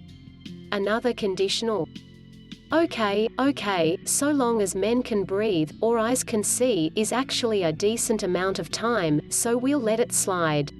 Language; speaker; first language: English; native; English